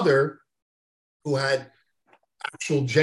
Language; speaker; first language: English; native; English